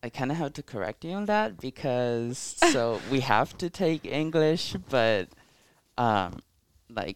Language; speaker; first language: English; non-native, fluent; Italian